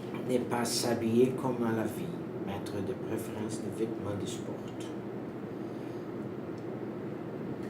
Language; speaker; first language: French; non-native, learner; Portuguese